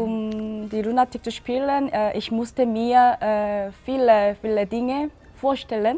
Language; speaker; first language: German; non-native, learner; Korean